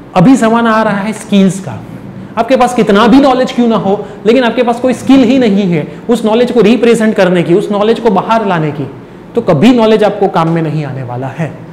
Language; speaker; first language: Hindi; non-native, local second language; Gujarati